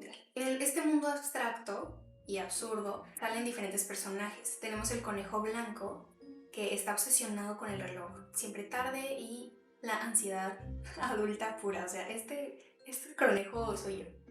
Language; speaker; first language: Spanish; native; Spanish